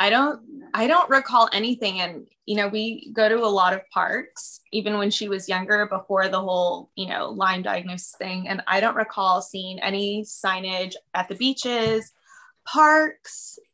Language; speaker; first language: English; native; English